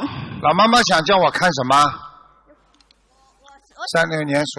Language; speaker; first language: Chinese; native; Chinese